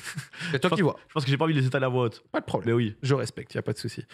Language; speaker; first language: French; native; French